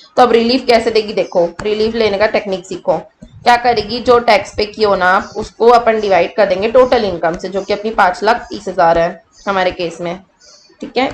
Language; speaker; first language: Hindi; native; Hindi